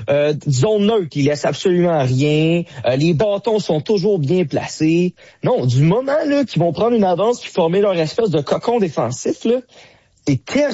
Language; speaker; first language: French; native; French